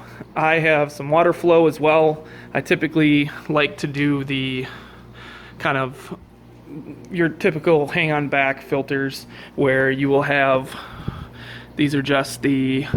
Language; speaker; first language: English; native; English